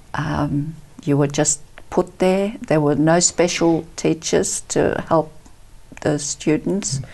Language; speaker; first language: English; early bilingual, other home language; Italian